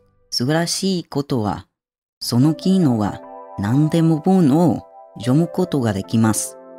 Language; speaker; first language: Japanese; non-native, learner; Spanish